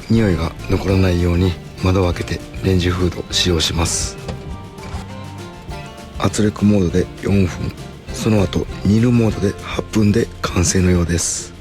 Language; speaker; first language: Japanese; native; Japanese